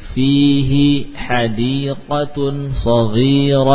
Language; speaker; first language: Arabic; non-native, fluent; Indonesian